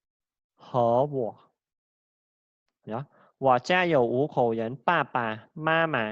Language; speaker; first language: Chinese; non-native, fluent; Khmer